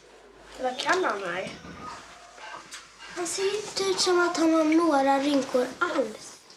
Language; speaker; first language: Swedish; native; Swedish